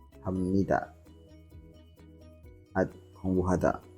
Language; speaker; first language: Korean; non-native, learner; Indonesian